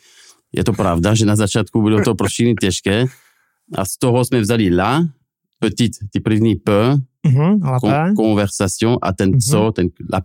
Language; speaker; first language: Czech; non-native, fluent; French